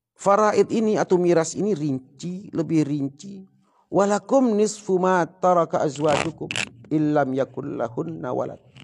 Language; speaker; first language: Indonesian; non-native, local second language; Sasak